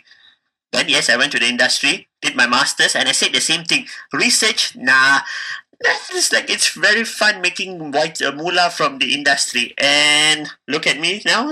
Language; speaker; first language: English; non-native, local second language; Tamil